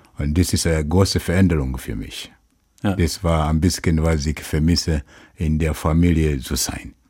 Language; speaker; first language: German; non-native, learner; Swahili